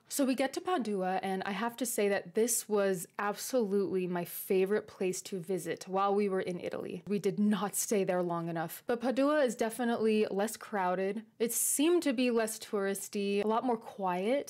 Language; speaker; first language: English; native; English